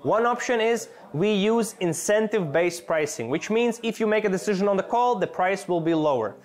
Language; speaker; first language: English; non-native, fluent; Latvian